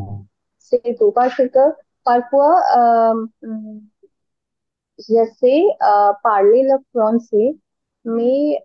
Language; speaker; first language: French; non-native, learner; Hindi